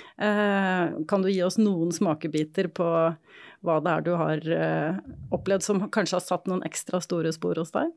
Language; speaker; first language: Norwegian; native; Norwegian